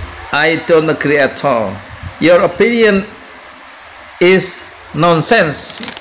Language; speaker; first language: English; non-native, learner; Indonesian